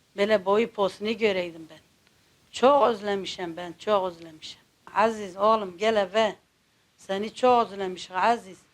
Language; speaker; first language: Turkish; non-native, local second language; Kurdish